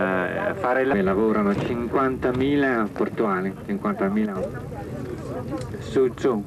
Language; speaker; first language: Italian; non-native, fluent; Chinese